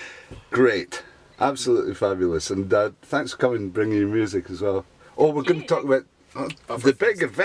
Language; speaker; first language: English; native; English